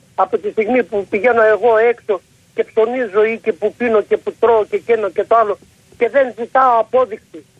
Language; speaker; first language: Greek; native; Greek